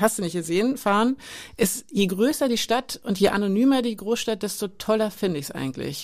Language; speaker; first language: German; native; German